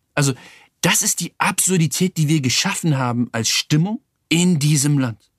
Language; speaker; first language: German; native; German